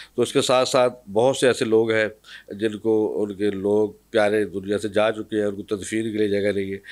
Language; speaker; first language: Urdu; native; Urdu